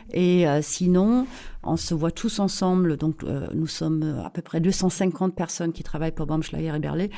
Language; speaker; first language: French; non-native, fluent; German